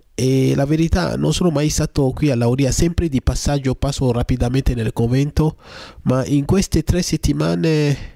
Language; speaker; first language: Italian; non-native, fluent; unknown